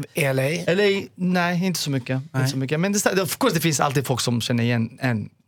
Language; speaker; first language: Swedish; non-native, fluent; Arabic